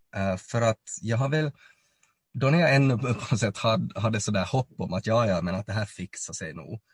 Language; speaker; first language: Swedish; native; Swedish